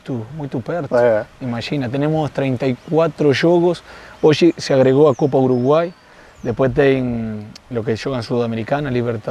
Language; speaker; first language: Portuguese; non-native, fluent; Spanish